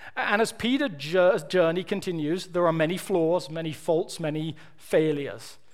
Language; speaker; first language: English; native; English